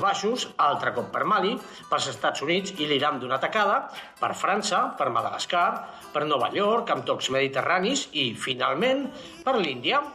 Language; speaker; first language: Catalan; native; Catalan